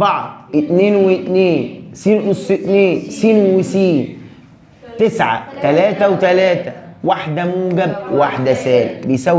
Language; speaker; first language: Arabic; native; Arabic